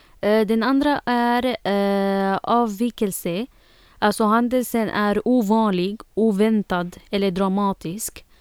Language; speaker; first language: Swedish; non-native, fluent; Arabic